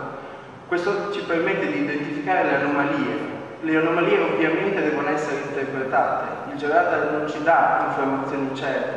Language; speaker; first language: Italian; native; Italian